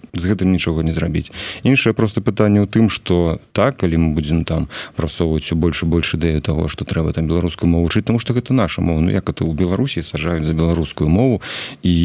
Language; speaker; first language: Belarusian; non-native, local second language; Russian